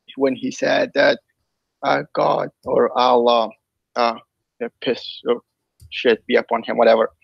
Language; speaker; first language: English; non-native, fluent; Persian